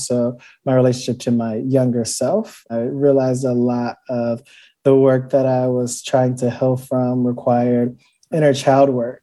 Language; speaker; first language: English; native; English